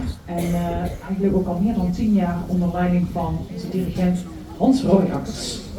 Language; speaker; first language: Dutch; native; Dutch